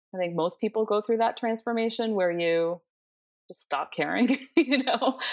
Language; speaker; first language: English; early bilingual, other home language; Spanish